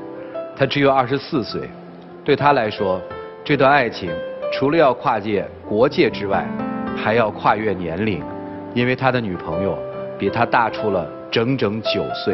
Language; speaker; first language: Chinese; native; Chinese